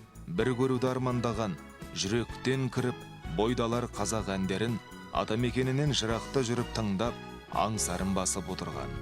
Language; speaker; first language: Kazakh; native; Kazakh